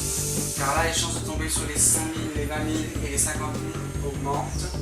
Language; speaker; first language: French; native; French